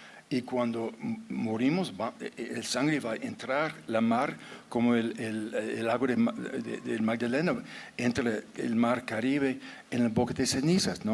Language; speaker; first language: Spanish; non-native, fluent; English